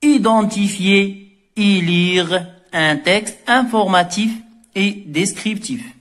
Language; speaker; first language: French; non-native, local second language; Arabic